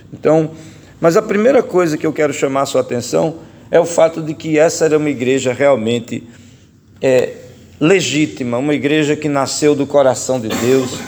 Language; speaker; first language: Portuguese; native; Portuguese